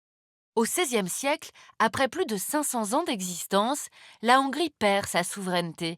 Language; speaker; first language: French; native; French